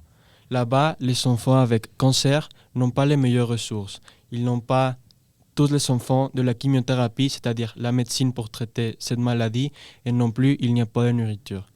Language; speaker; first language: French; non-native, learner; Spanish